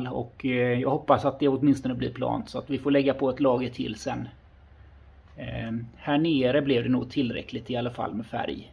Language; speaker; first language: Swedish; native; Swedish